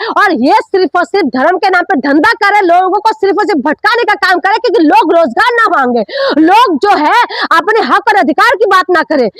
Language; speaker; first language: Hindi; non-native, local second language; Assamese